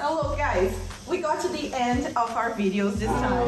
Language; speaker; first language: English; non-native, fluent; Portuguese